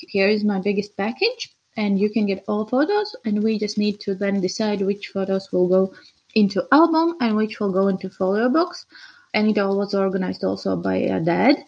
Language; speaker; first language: English; non-native, fluent; Latvian